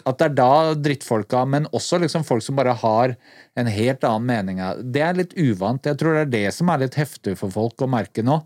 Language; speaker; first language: Norwegian; native; Norwegian